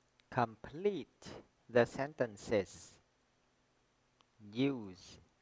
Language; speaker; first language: English; non-native, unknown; Vietnamese